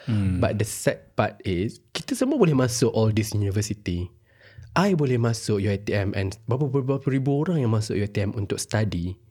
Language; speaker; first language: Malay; native; Malay